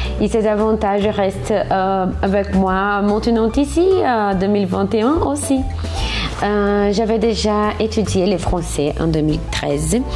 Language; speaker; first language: French; non-native, learner; Portuguese